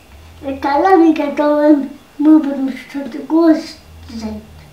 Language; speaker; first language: Russian; early bilingual, heritage; Russian